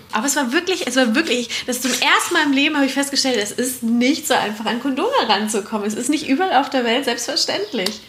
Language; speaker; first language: German; native; German